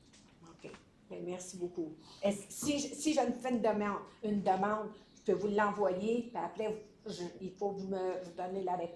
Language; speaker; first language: French; native; French